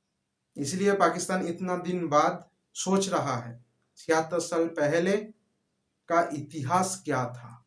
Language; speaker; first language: Hindi; non-native, local second language; Bangla